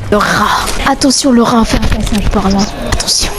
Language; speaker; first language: French; native; French